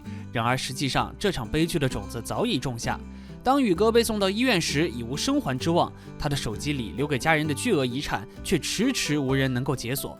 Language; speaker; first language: Chinese; native; Chinese